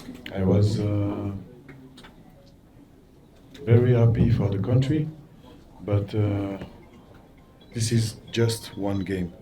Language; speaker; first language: English; non-native, learner; French